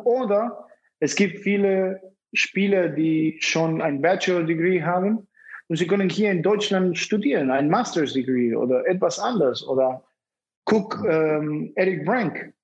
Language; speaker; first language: German; non-native, fluent; Spanish